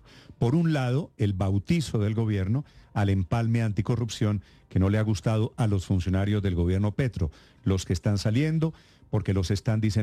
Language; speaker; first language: Spanish; native; Spanish